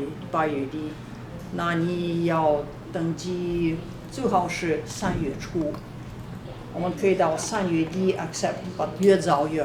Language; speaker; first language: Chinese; non-native, fluent; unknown